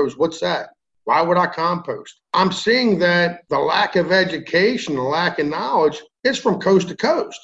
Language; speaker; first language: English; native; English